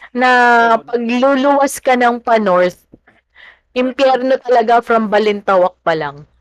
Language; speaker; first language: Filipino; native; Filipino